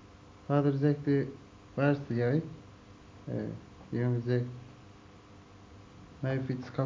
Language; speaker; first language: Dutch; non-native, learner; Turkish